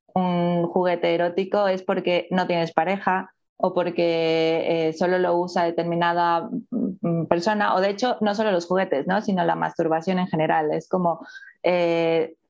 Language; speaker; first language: Spanish; native; Spanish